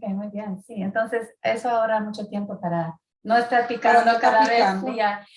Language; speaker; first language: Spanish; early bilingual, heritage; Spanish